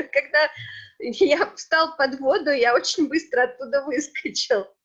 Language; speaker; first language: Russian; native; Russian